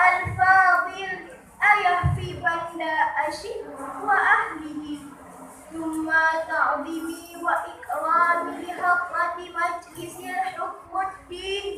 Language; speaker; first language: Arabic; non-native, learner; Achinese